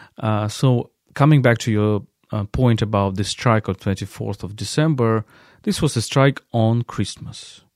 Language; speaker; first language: English; non-native, fluent; Ukrainian